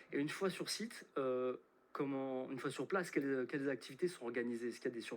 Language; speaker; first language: French; native; French